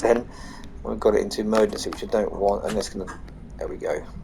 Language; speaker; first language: English; native; English